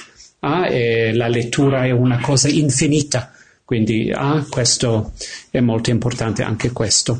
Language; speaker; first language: Italian; non-native, fluent; English